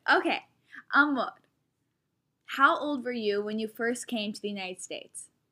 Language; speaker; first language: English; early bilingual, other home language; Spanish